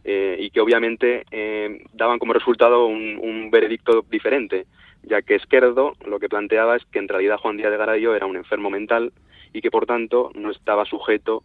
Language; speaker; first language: Spanish; native; Spanish